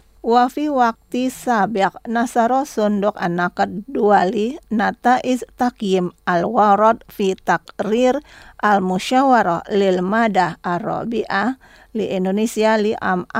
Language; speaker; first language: Arabic; non-native, fluent; Indonesian